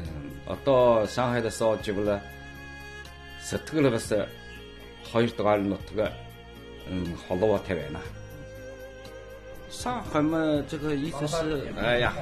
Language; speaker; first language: Mongolian; non-native, local second language; Chinese